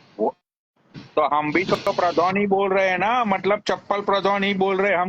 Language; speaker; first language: Hindi; native; Hindi